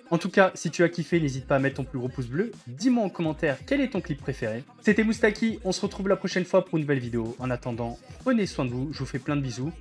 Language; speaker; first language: French; native; French